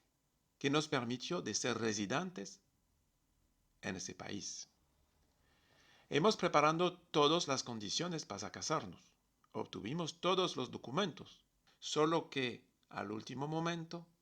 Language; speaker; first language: Spanish; non-native, fluent; French